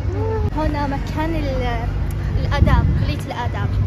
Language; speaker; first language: Arabic; native; Arabic